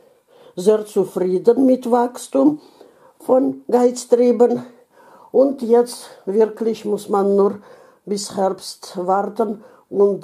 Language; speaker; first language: German; non-native, fluent; Russian